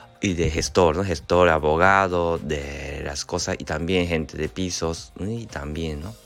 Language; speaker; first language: Spanish; non-native, learner; Japanese